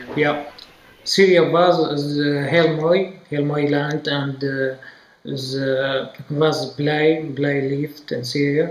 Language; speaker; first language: Dutch; non-native, learner; Arabic